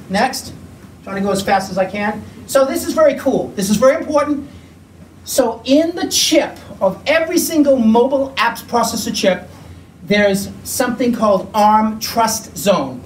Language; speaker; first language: English; native; English